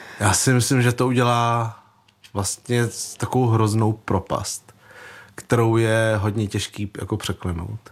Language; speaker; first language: Czech; early bilingual, other home language; Vietnamese